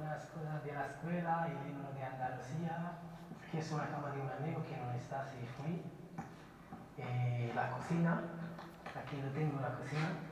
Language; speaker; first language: Spanish; non-native, learner; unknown